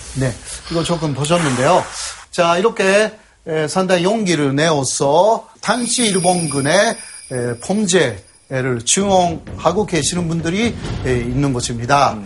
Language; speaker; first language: Korean; non-native, fluent; Japanese